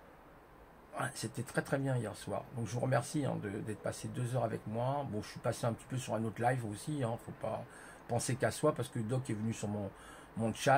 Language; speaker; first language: French; native; French